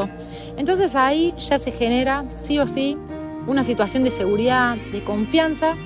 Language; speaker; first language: Spanish; native; Spanish